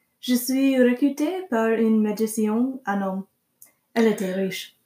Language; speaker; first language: French; non-native, learner; English